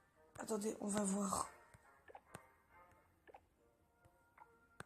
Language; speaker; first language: French; native; French